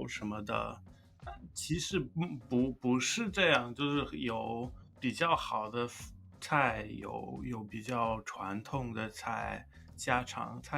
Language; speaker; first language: Chinese; non-native, fluent; English